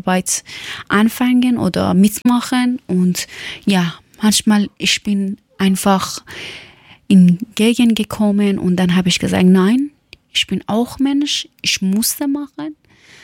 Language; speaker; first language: German; non-native, learner; Persian